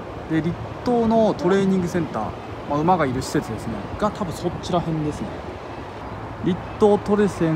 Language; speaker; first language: Japanese; native; Japanese